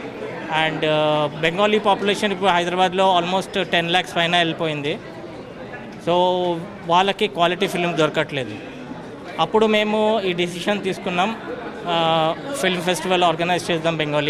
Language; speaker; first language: Telugu; non-native, local second language; Bangla